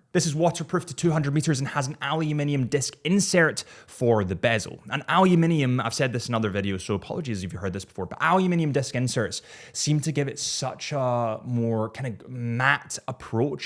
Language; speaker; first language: English; native; English